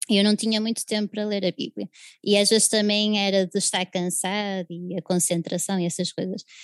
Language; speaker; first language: Portuguese; early bilingual, other home language; English